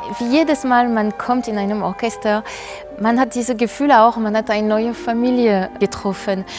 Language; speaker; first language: German; non-native, fluent; French